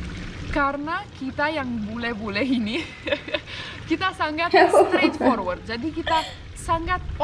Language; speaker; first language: Indonesian; non-native, fluent; Romanian